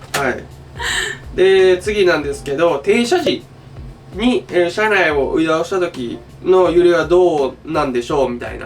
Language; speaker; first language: Japanese; native; Japanese